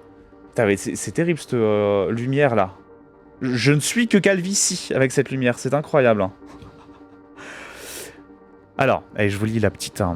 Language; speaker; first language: French; native; French